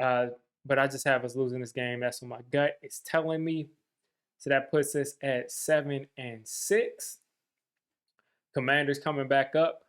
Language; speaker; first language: English; native; English